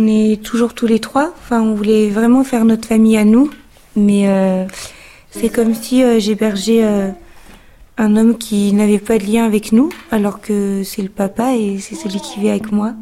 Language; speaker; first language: French; native; French